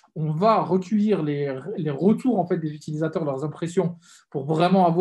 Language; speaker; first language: French; native; French